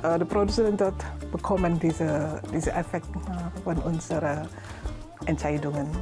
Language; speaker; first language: German; non-native, learner; Indonesian